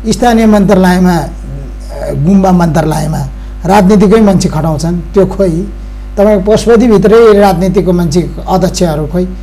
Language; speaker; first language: Nepali; non-native, local second language; Eastern Tamang